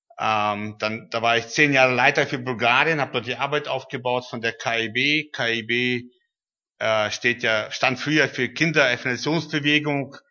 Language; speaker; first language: German; early bilingual, heritage; German